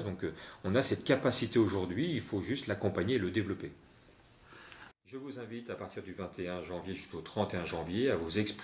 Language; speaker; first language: French; native; French